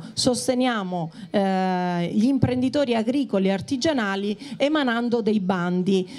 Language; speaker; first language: Italian; native; Italian